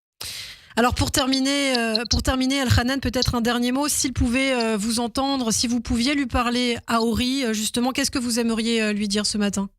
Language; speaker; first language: French; native; French